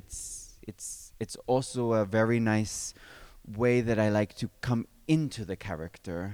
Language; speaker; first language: English; native; English